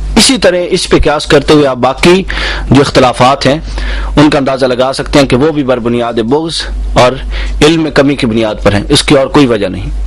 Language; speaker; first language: Urdu; native; Urdu